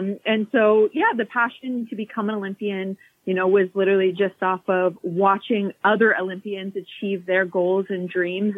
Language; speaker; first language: English; native; English